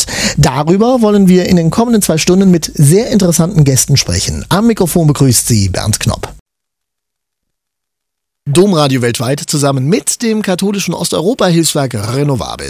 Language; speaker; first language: German; native; German